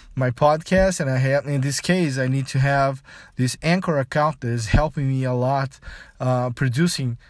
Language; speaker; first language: English; non-native, fluent; Portuguese